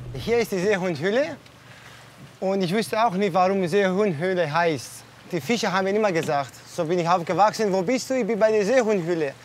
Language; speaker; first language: German; non-native, fluent; Greek